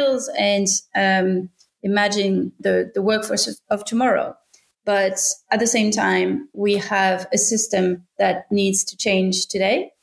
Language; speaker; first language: English; non-native, fluent; French